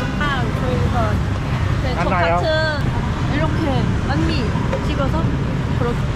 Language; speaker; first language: Korean; non-native, learner; Vietnamese